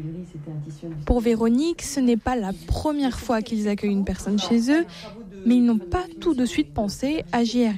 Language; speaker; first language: French; native; French